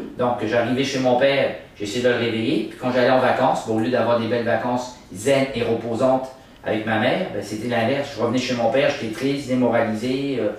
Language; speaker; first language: French; native; French